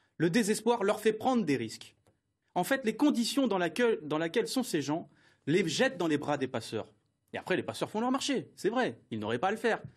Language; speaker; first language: French; native; French